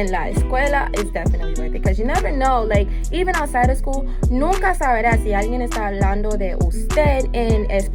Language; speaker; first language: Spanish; non-native, fluent; English